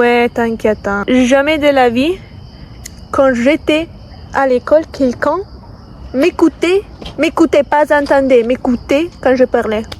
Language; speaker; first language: French; non-native, fluent; Italian